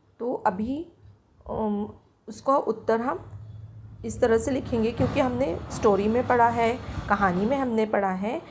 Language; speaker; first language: Hindi; non-native, local second language; Marathi